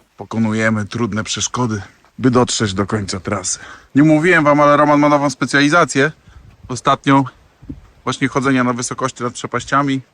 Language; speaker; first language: Polish; native; Polish